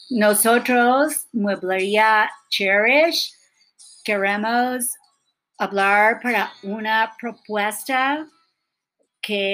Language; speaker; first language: Spanish; non-native, learner; English